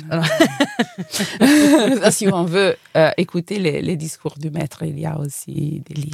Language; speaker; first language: French; non-native, fluent; Italian